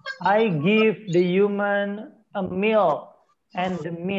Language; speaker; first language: English; non-native, learner; Indonesian